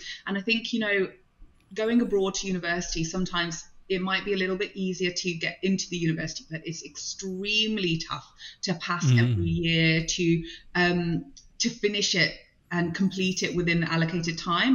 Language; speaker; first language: English; non-native, local second language; Punjabi